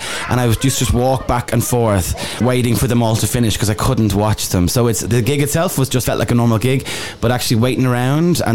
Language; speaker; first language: English; native; English